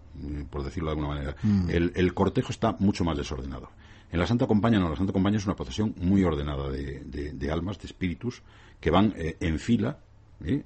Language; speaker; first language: Spanish; native; Spanish